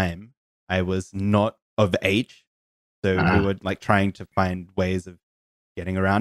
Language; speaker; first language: English; native; English